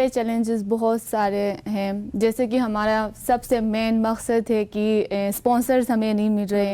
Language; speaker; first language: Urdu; non-native, local second language; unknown